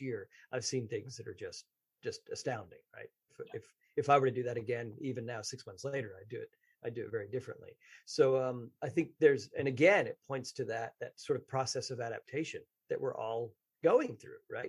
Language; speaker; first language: English; native; English